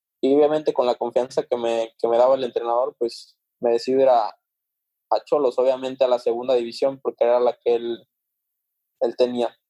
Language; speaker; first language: Spanish; native; Spanish